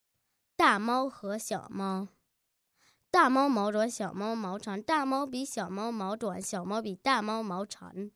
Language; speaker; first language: Chinese; early bilingual, heritage; Chinese